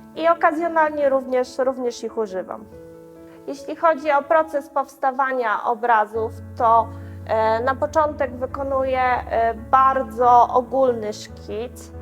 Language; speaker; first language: Polish; native; Polish